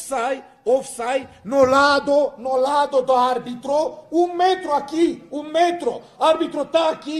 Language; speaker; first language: Portuguese; non-native, learner; Romanian